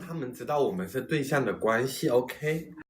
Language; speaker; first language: Chinese; native; Chinese